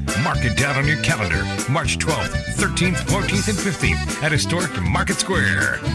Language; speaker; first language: English; native; English